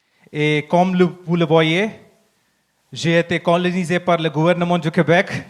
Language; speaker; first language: French; non-native, learner; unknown